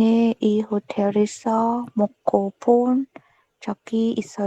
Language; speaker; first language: Korean; non-native, learner; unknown